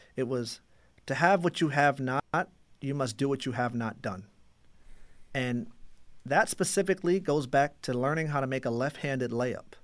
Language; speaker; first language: English; native; English